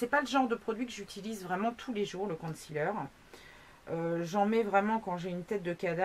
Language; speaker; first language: French; native; French